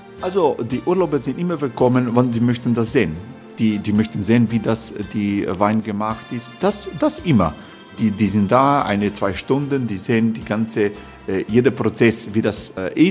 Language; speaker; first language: German; non-native, fluent; Croatian